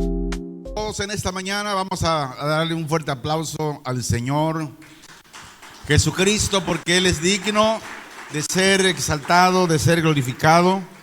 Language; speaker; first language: Spanish; native; Spanish